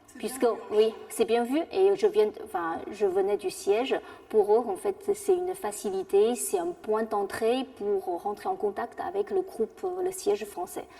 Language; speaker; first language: French; non-native, fluent; Chinese